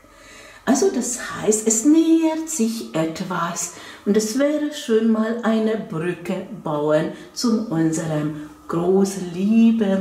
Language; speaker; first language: German; non-native, fluent; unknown